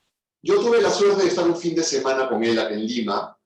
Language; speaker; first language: Spanish; native; Spanish